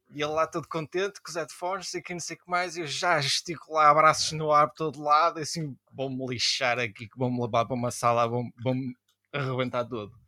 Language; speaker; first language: Portuguese; native; Portuguese